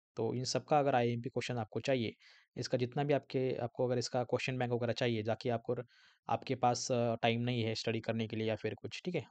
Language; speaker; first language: Hindi; non-native, local second language; Marathi